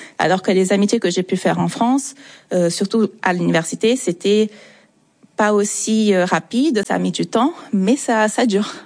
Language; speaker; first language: French; non-native, fluent; Portuguese